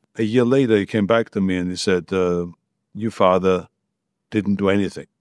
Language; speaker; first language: English; non-native, fluent; German